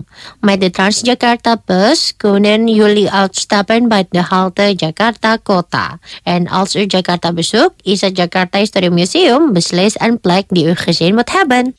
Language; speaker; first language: Dutch; non-native, fluent; Indonesian